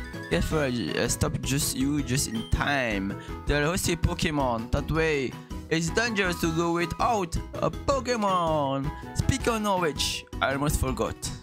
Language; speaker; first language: English; non-native, learner; French